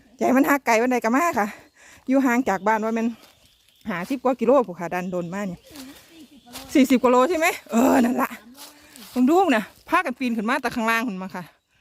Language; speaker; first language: Thai; native; Thai